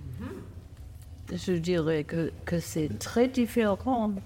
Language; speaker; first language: French; non-native, learner; German